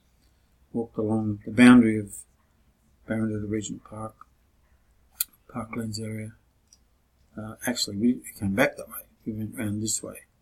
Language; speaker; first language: English; native; English